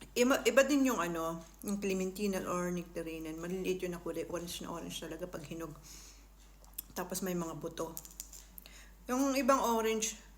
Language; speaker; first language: Filipino; non-native, local second language; Bikol